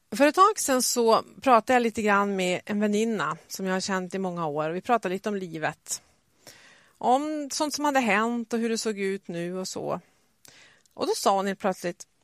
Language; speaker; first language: Swedish; native; Swedish